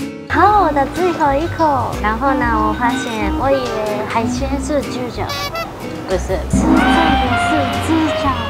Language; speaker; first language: Chinese; non-native, fluent; Japanese